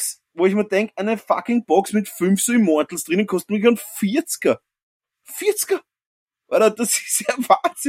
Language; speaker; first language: German; native; German